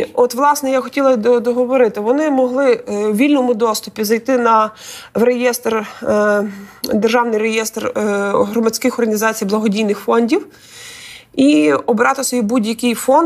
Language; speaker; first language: Ukrainian; native; Ukrainian